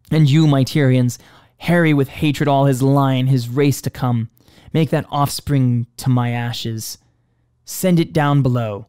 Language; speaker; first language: English; native; English